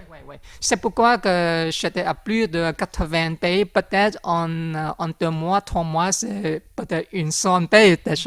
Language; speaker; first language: French; non-native, learner; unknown